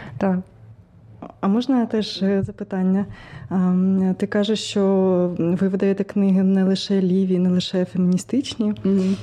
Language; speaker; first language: Ukrainian; native; Ukrainian